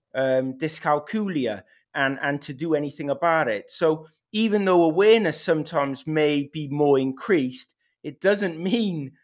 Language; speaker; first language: English; native; English